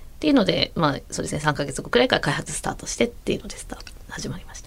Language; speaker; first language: Japanese; native; Japanese